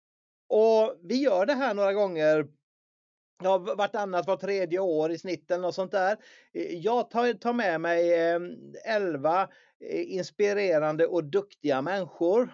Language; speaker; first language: Swedish; native; Swedish